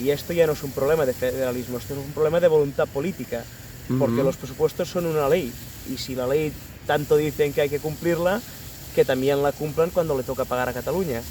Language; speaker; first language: Spanish; non-native, local second language; Catalan